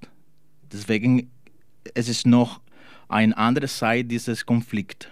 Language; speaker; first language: German; non-native, learner; Spanish